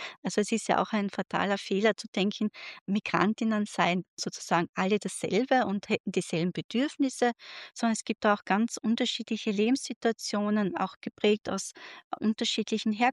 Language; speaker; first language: German; native; German